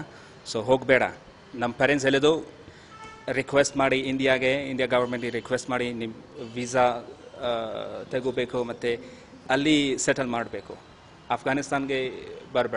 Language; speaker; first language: Kannada; non-native, learner; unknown